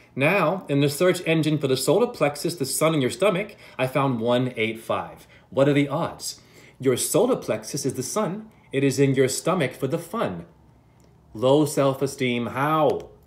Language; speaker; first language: English; native; English